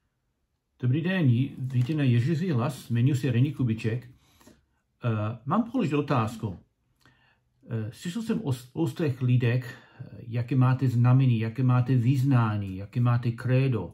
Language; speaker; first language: Czech; non-native, learner; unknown